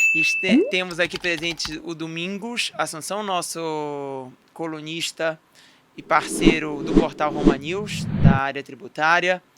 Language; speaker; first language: Portuguese; native; Portuguese